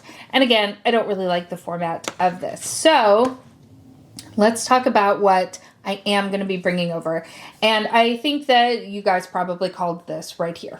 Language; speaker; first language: English; native; English